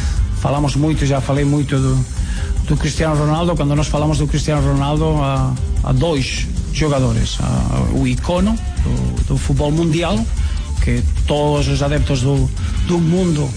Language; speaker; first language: Portuguese; non-native, fluent; Spanish